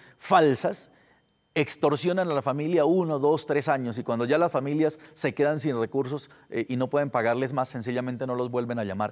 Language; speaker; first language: Spanish; native; Spanish